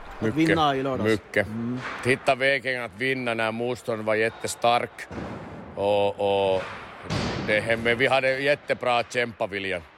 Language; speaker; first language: Swedish; non-native, learner; Finnish